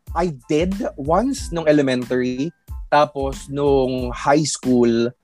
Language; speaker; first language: English; non-native, local second language; Filipino